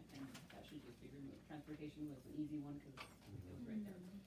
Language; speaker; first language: English; native; English